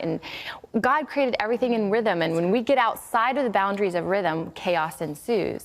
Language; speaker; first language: English; native; English